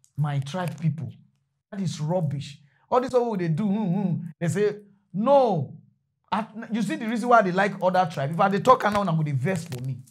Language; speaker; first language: Nigerian Pidgin; non-native, local second language; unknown